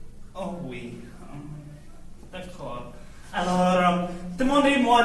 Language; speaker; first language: French; non-native, learner; English